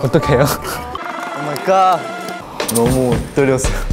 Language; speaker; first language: Korean; non-native, learner; Chinese